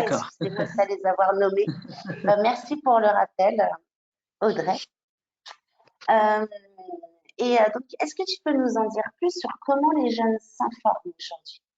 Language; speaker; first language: French; native; French